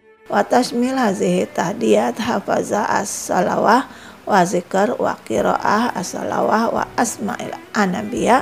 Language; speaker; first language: Arabic; non-native, fluent; Indonesian